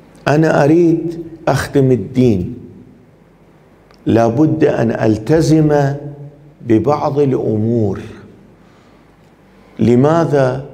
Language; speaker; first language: Arabic; non-native, fluent; Persian